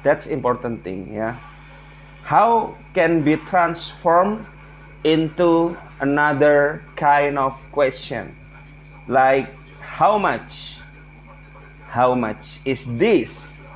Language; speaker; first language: English; non-native, learner; Indonesian